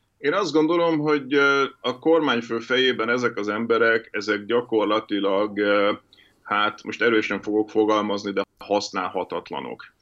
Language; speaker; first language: Hungarian; native; Hungarian